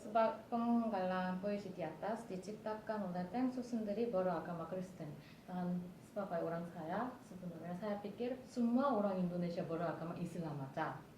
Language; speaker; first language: Indonesian; non-native, fluent; Korean